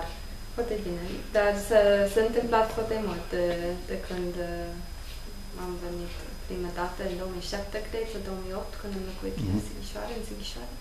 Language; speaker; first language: Romanian; non-native, learner; English